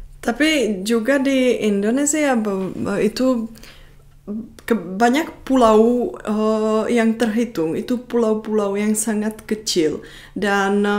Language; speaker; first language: Indonesian; non-native, fluent; Czech